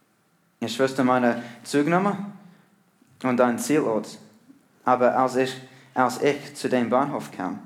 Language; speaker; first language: German; non-native, learner; English